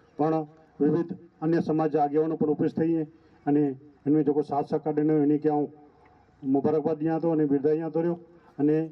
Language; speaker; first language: Gujarati; non-native, local second language; Kachhi